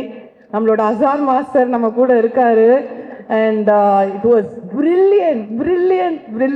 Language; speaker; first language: Tamil; native; Tamil